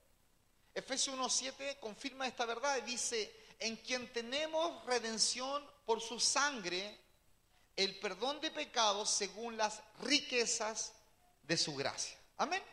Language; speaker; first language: Spanish; native; Spanish